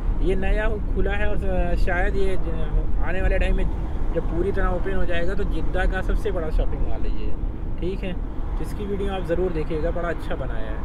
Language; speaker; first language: Hindi; native; Hindi